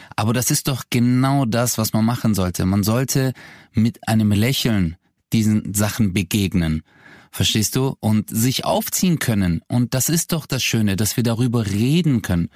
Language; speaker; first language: German; early bilingual, other home language; Turkish